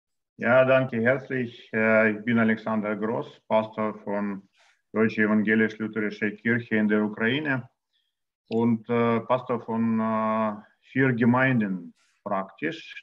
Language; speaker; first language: German; non-native, learner; Russian